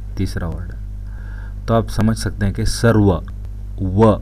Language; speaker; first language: Urdu; non-native, local second language; Kannada